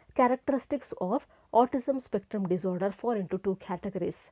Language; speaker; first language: English; non-native, local second language; Kannada